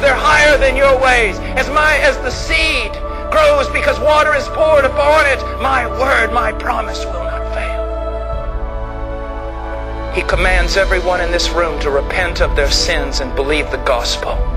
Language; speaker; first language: English; native; English